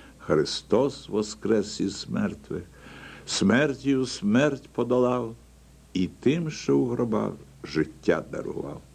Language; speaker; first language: Ukrainian; native; Ukrainian